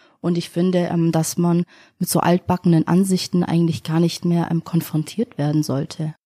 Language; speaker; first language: German; early bilingual, other home language; Turkish